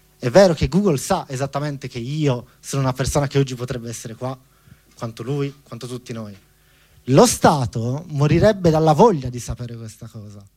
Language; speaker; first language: Italian; native; Italian